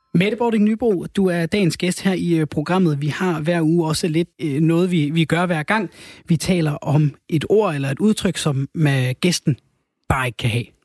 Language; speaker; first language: Danish; native; Danish